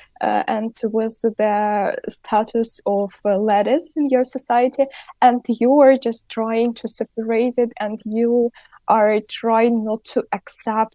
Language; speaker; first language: English; non-native, fluent; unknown